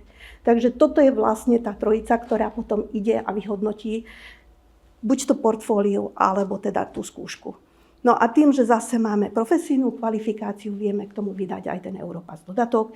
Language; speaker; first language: Slovak; native; Slovak